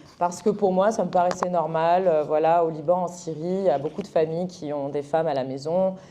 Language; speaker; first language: French; early bilingual, other home language; Arabic